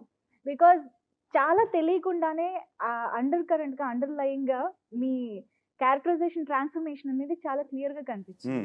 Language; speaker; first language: Telugu; native; Telugu